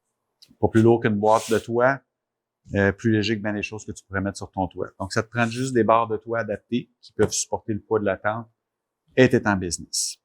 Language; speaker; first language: French; native; French